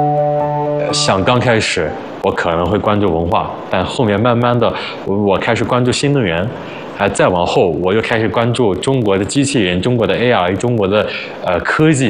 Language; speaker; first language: Chinese; early bilingual, other home language; Arabic